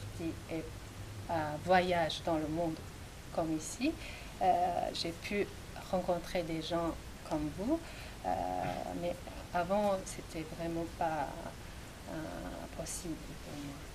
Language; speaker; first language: French; non-native, fluent; Japanese